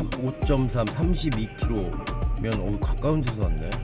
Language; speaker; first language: Korean; native; Korean